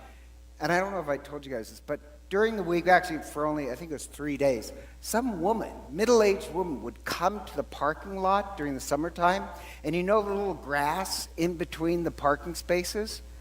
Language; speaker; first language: English; native; English